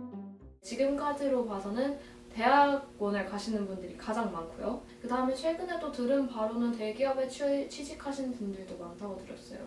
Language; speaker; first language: Korean; native; Korean